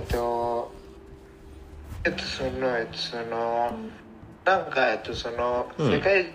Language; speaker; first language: Japanese; non-native, learner; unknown